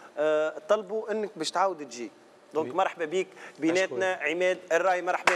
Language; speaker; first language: Arabic; native; Arabic